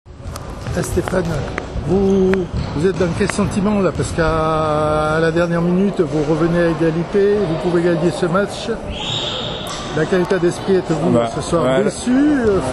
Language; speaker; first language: French; native; French